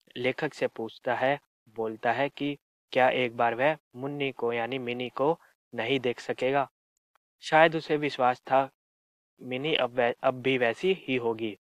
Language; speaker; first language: Hindi; native; Hindi